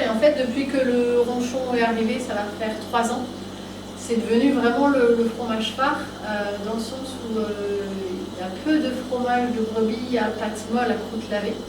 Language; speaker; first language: French; native; French